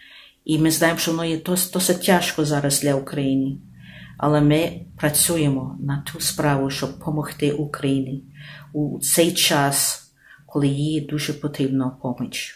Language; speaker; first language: Ukrainian; early bilingual, heritage; Ukrainian